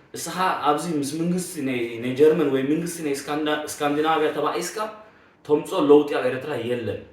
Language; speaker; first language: Tigrinya; early bilingual, heritage; Tigrinya